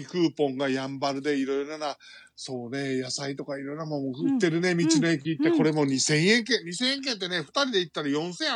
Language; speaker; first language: Japanese; native; Japanese